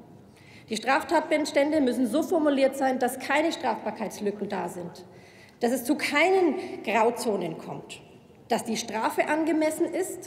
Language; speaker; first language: German; native; German